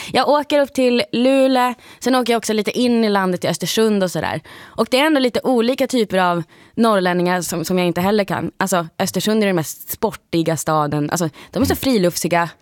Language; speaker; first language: Swedish; native; Swedish